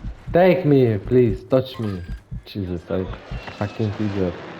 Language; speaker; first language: English; non-native, learner; Ukrainian